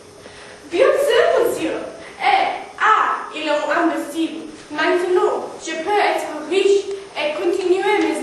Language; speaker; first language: French; non-native, learner; English